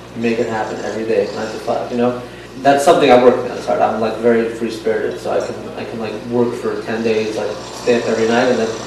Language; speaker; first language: English; non-native, fluent; Yiddish